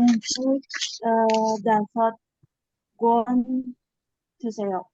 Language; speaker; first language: Korean; non-native, learner; Indonesian